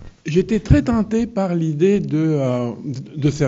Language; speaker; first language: French; non-native, fluent; Romanian